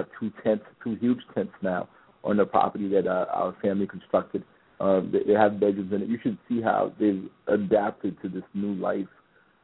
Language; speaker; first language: English; non-native, fluent; Haitian Creole